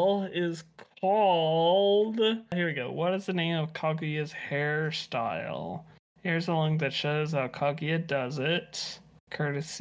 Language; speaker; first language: English; native; English